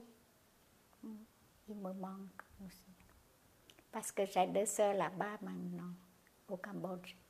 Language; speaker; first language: French; non-native, learner; Khmer